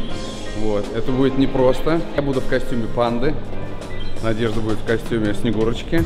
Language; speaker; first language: Russian; native; Russian